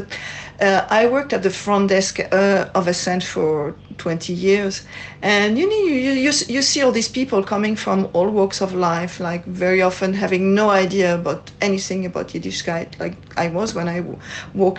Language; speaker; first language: English; non-native, fluent; French